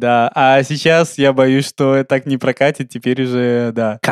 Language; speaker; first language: Russian; native; Russian